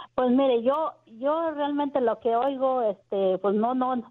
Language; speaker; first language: Spanish; native; Spanish